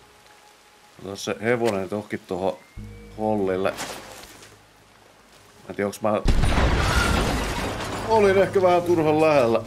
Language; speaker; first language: Finnish; native; Finnish